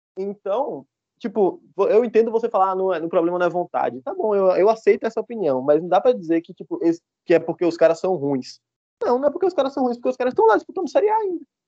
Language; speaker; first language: Portuguese; native; Portuguese